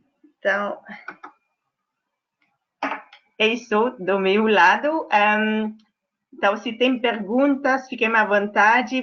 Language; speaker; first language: Portuguese; non-native, fluent; French